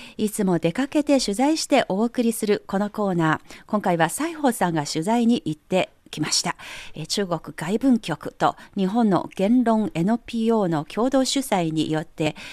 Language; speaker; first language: Japanese; non-native, fluent; Chinese